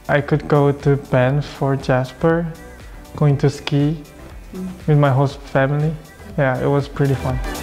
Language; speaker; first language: English; non-native, learner; Korean